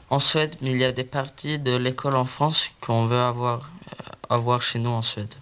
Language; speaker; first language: French; non-native, learner; Swedish